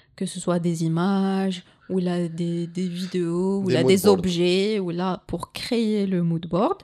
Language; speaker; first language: French; non-native, local second language; Arabic